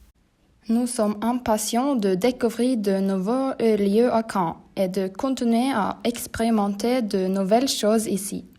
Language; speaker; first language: French; non-native, learner; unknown